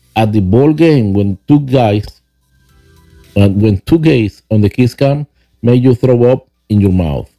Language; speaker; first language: English; non-native, fluent; Spanish